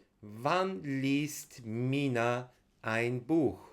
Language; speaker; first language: German; non-native, fluent; Turkish